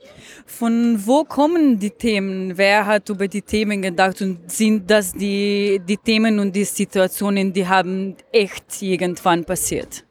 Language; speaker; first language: German; non-native, learner; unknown